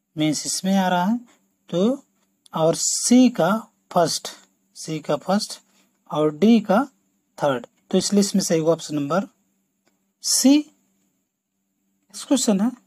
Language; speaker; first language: Hindi; native; Hindi